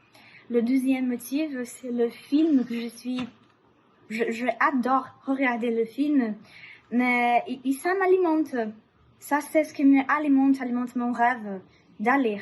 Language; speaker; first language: French; non-native, learner; Portuguese